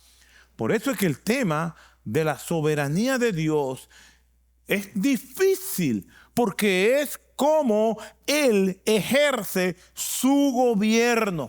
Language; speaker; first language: Spanish; native; Spanish